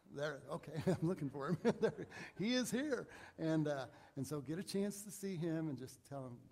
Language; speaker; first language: English; native; English